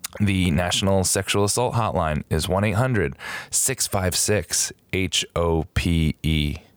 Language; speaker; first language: English; native; English